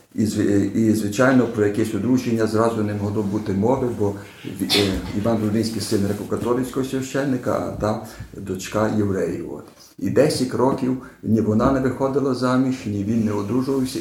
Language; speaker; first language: Ukrainian; native; Ukrainian